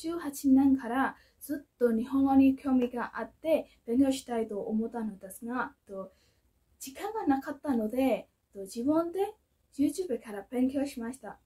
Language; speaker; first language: Japanese; non-native, fluent; Burmese